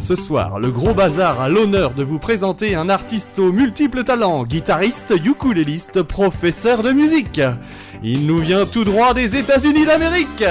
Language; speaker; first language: French; native; French